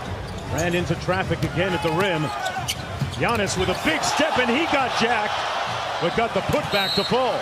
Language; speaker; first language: English; native; English